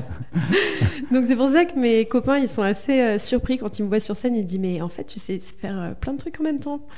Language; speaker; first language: French; early bilingual, other home language; Spanish